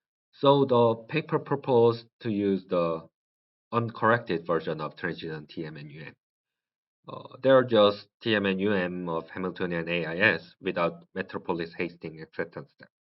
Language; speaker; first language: English; non-native, learner; Korean